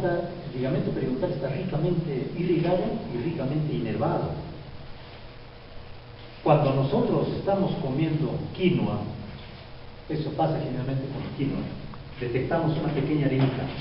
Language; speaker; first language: Spanish; native; Spanish